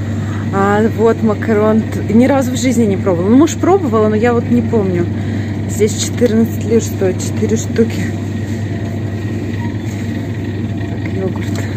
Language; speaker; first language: Russian; native; Russian